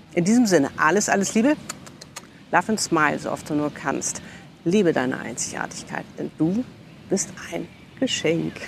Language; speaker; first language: German; native; German